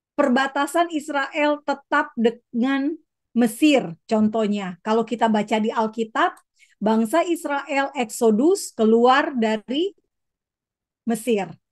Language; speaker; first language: Indonesian; native; Indonesian